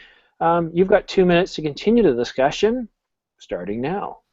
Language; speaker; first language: English; native; English